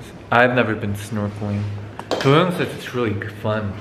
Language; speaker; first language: English; early bilingual, other home language; Korean